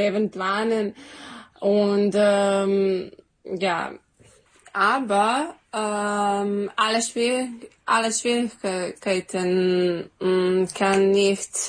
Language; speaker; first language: German; non-native, fluent; Serbian